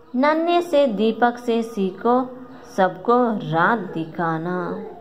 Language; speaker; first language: Hindi; non-native, local second language; Kannada